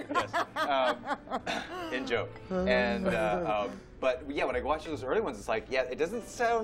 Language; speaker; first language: English; native; English